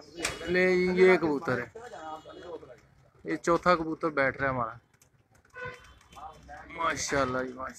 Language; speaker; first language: Hindi; non-native, local second language; Punjabi